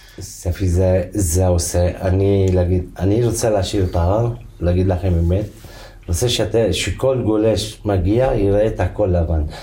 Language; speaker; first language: Hebrew; non-native, local second language; Arabic